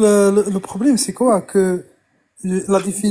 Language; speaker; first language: French; non-native, fluent; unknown